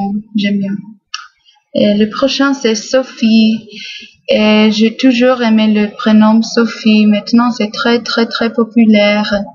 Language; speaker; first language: French; non-native, fluent; English